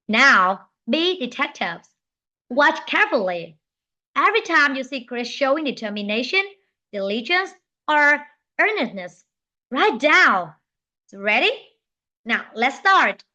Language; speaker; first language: English; non-native, fluent; Vietnamese